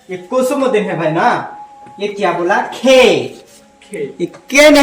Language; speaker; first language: Hindi; non-native, local second language; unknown